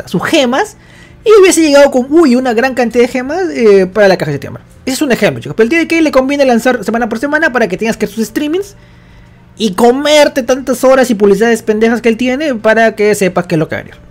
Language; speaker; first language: Spanish; native; Spanish